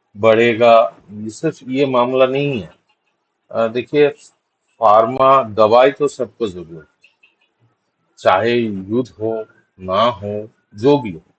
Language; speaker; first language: Hindi; non-native, local second language; Bangla